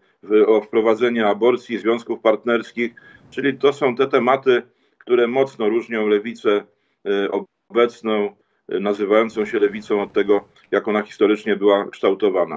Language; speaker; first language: Polish; native; Polish